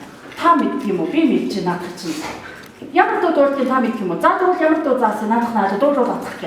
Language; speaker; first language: Mongolian; native; Mongolian